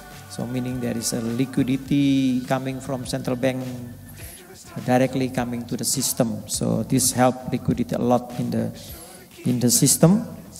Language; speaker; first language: English; non-native, fluent; Indonesian